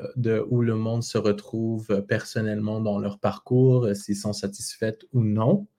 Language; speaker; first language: French; native; French